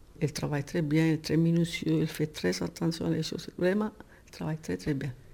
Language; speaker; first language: French; non-native, fluent; Italian